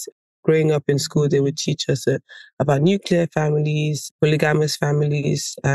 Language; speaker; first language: English; non-native, local second language; Yoruba